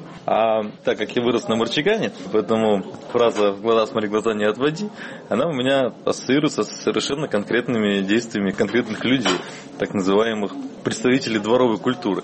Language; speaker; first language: Russian; native; Russian